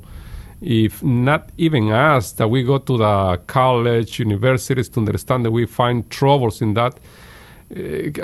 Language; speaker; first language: English; non-native, fluent; Spanish